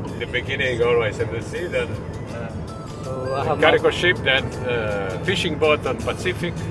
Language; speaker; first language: English; non-native, learner; Croatian